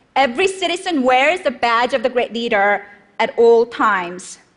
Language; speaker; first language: English; non-native, fluent; Korean